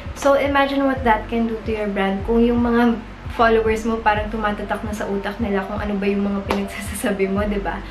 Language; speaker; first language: Filipino; native; Filipino